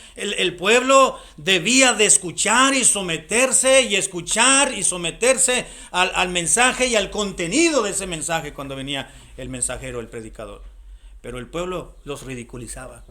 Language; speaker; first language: Spanish; native; Spanish